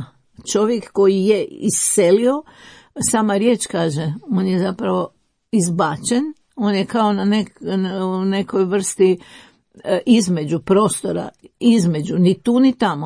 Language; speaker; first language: Croatian; native; Croatian